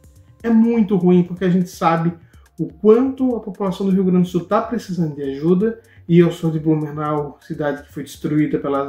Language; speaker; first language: Portuguese; native; Portuguese